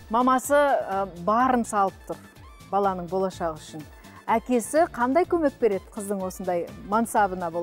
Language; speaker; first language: Kazakh; native; Kazakh